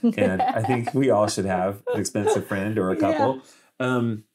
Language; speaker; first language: English; native; English